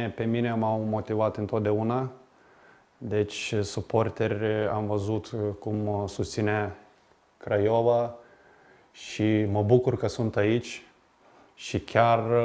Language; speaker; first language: Romanian; non-native, fluent; Lithuanian